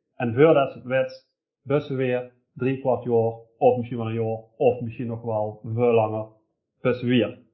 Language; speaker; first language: Dutch; native; Dutch